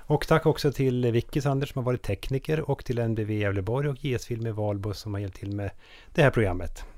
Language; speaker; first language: Swedish; native; Swedish